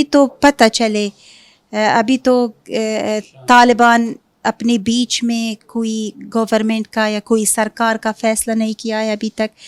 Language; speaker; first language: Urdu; non-native, fluent; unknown